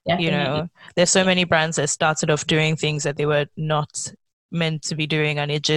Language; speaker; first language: English; non-native, local second language; Yoruba